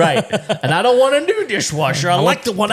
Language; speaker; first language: English; native; English